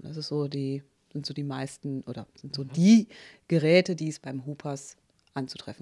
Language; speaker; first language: German; native; German